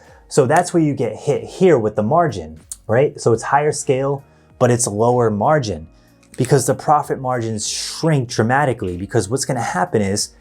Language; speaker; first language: English; native; English